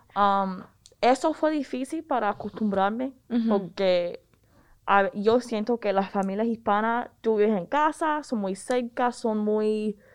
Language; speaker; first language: Spanish; early bilingual, heritage; Spanish